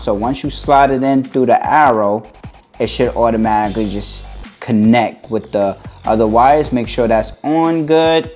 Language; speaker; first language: English; native; English